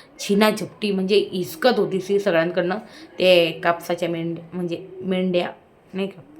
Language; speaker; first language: Marathi; native; Marathi